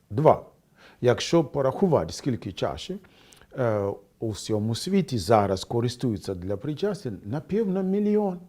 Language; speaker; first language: Ukrainian; non-native, fluent; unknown